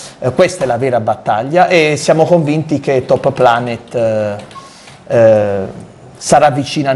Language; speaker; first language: Italian; native; Italian